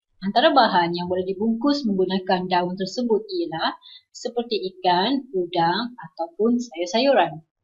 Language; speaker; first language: Malay; non-native, local second language; Iban